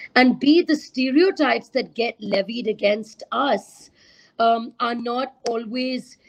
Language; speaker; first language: English; non-native, local second language; Urdu